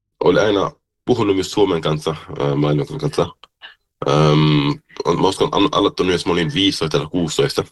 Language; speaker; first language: Finnish; early bilingual, heritage; German